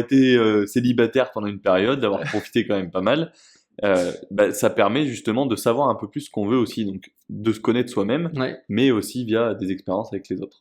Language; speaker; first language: French; native; French